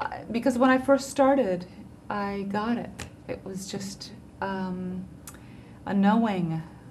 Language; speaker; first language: English; early bilingual, heritage; English